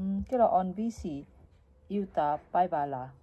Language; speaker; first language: Finnish; non-native, learner; Vietnamese